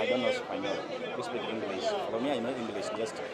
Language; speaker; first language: English; non-native, local second language; Ganda